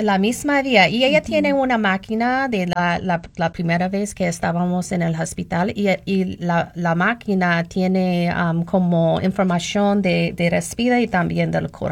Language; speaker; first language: Spanish; non-native, learner; English